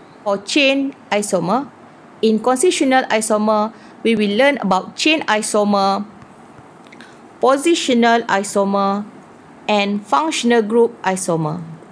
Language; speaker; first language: English; non-native, local second language; Malay